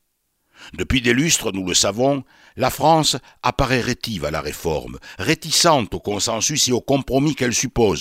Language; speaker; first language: French; native; French